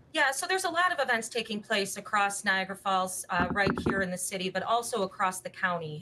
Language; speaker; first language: English; native; English